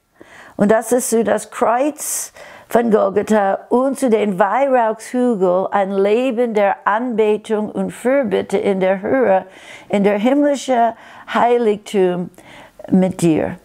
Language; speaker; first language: German; non-native, fluent; English